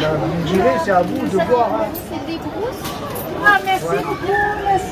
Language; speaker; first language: French; non-native, learner; Thai